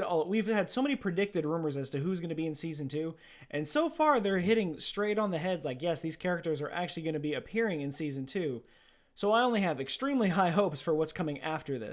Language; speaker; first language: English; native; English